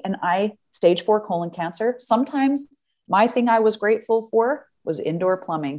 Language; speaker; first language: English; native; English